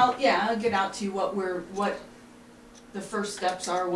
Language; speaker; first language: English; native; English